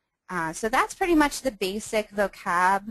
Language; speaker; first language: English; native; English